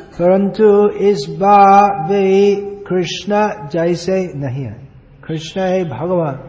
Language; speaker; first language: Hindi; non-native, fluent; English